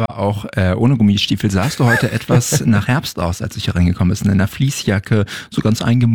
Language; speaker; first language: German; native; German